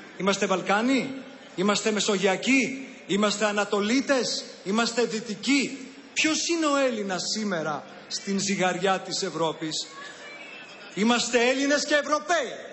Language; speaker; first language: Greek; early bilingual, heritage; Greek